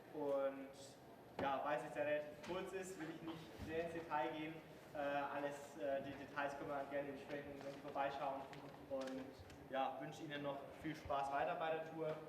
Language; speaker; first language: German; native; German